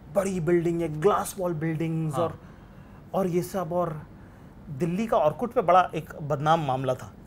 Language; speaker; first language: Hindi; native; Hindi